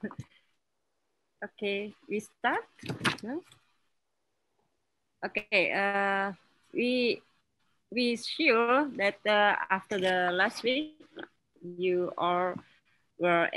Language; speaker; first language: English; non-native, learner; Indonesian